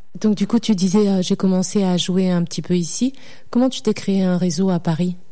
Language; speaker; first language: French; native; French